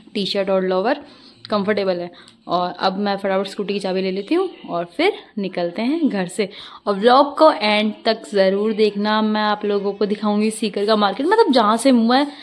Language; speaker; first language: Hindi; non-native, local second language; Rajasthani